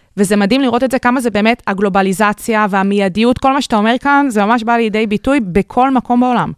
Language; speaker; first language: Hebrew; native; Hebrew